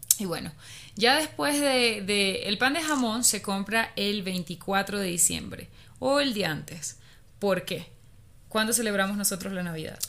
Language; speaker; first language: Spanish; native; Spanish